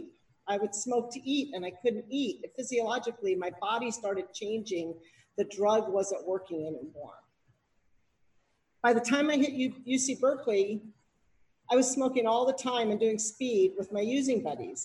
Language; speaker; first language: English; native; English